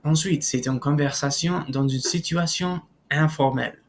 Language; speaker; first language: French; non-native, fluent; English